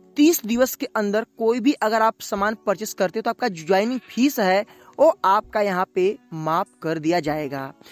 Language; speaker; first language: Hindi; native; Hindi